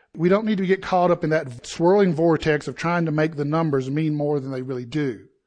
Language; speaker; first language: English; native; English